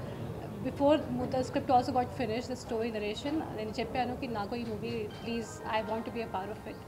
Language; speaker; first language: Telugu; non-native, learner; Hindi